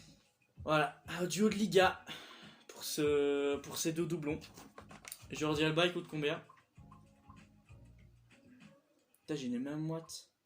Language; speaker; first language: French; native; French